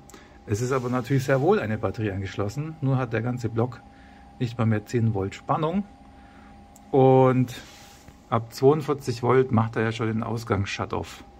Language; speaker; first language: German; native; German